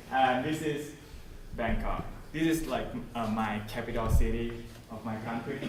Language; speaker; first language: English; non-native, learner; Thai